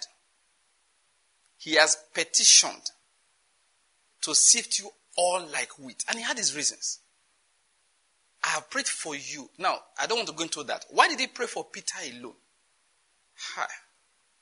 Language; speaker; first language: English; non-native, local second language; Yoruba